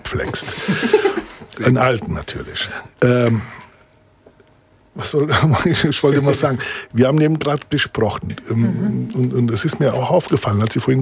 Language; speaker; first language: German; early bilingual, other home language; Italian